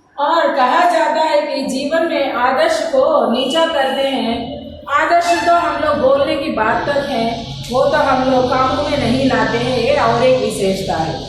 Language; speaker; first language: Hindi; non-native, local second language; Telugu